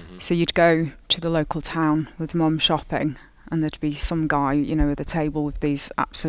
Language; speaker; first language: English; native; English